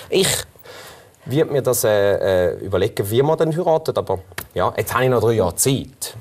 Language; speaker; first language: German; native; German